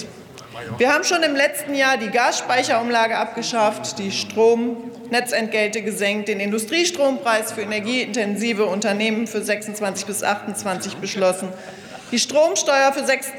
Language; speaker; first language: German; native; German